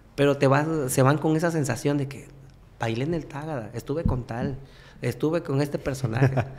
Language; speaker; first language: Spanish; native; Spanish